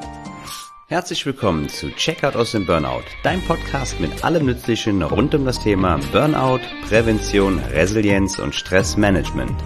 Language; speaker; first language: German; native; German